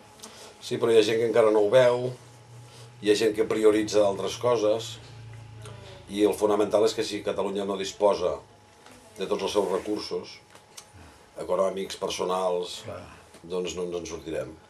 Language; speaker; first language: Catalan; native; Catalan